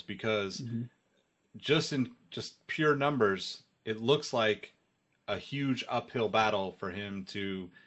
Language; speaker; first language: English; native; English